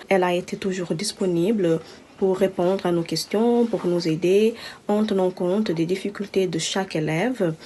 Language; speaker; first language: French; non-native, learner; Kabuverdianu